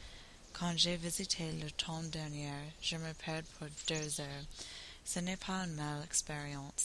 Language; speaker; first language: French; non-native, learner; English